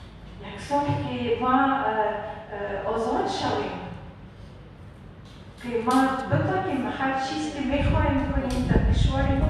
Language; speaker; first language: Persian; non-native, learner; Arabic